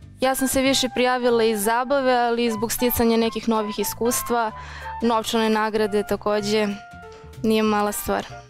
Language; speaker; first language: Serbian; native; Serbian